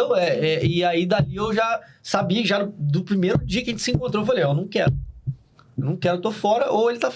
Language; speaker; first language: Portuguese; native; Portuguese